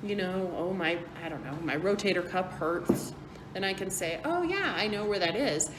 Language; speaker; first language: English; native; English